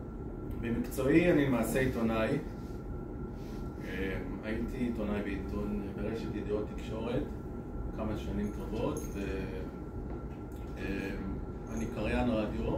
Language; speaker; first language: Hebrew; native; Hebrew